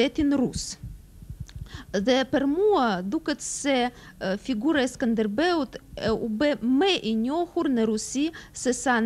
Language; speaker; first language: Albanian; non-native, fluent; Russian